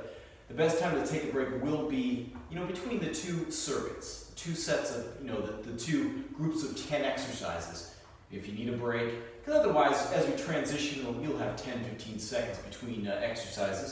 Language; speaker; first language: English; native; English